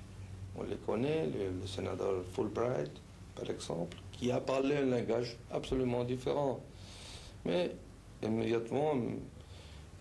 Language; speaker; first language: French; non-native, fluent; Spanish